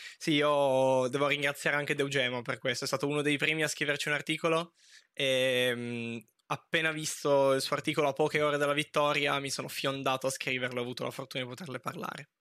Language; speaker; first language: Italian; native; Italian